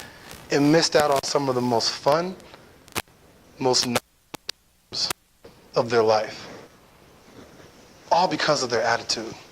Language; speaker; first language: English; native; English